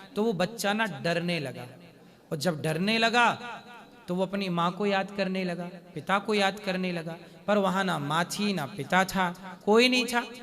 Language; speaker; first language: Hindi; native; Hindi